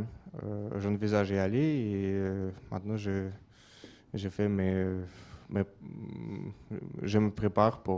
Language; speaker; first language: French; non-native, fluent; Russian